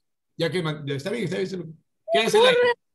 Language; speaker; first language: Spanish; native; Spanish